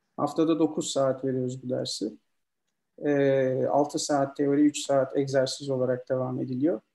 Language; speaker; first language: Turkish; native; Turkish